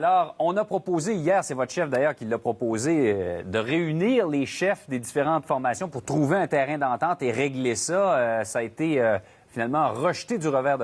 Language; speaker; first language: French; native; French